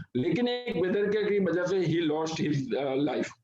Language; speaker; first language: Hindi; non-native, local second language; Gujarati